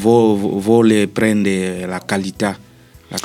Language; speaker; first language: Italian; non-native, learner; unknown